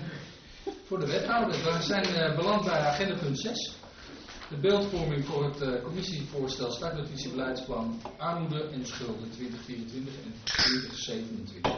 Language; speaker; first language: Dutch; native; Dutch